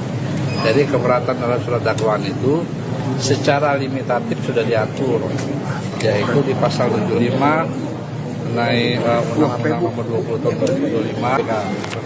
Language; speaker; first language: Indonesian; native; Indonesian